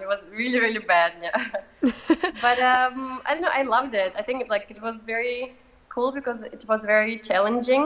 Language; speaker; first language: English; non-native, fluent; Russian